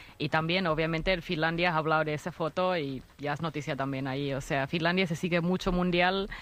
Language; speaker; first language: Spanish; non-native, fluent; Finnish